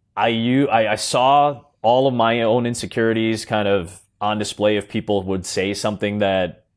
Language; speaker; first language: English; native; English